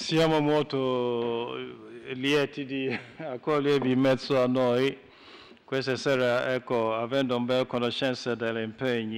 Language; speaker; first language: Italian; non-native, fluent; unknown